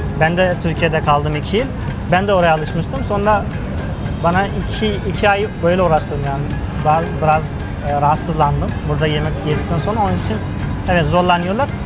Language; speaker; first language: Turkish; non-native, fluent; Hindi